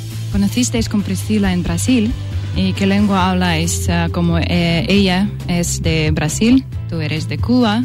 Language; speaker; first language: Spanish; non-native, learner; Russian